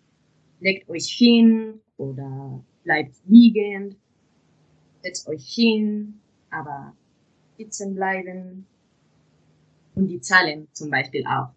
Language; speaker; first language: German; non-native, fluent; Spanish